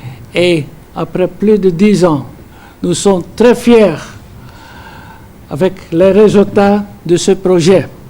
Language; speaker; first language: French; non-native, fluent; Dutch